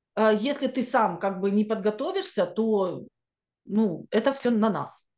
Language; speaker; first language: Russian; native; Russian